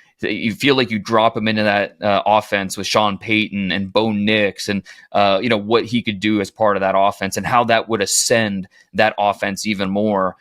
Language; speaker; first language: English; native; English